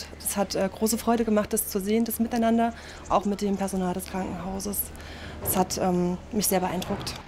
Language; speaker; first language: German; native; German